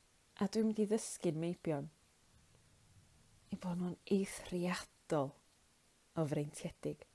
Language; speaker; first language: Welsh; native; Welsh